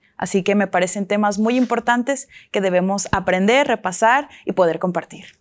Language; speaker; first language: Spanish; native; Spanish